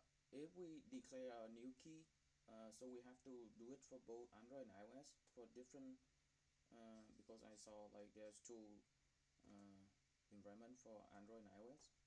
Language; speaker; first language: English; non-native, fluent; Vietnamese